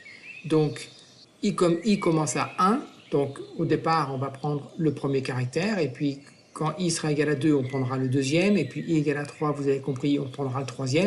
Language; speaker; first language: French; native; French